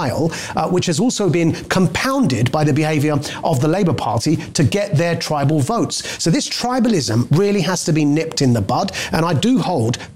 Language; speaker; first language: English; native; English